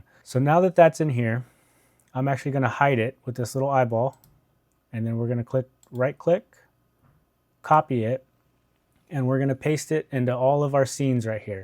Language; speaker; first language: English; native; English